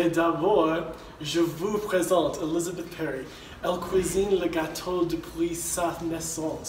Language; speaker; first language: French; non-native, learner; English